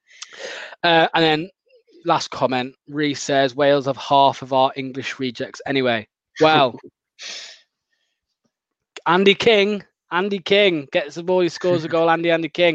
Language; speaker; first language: English; native; English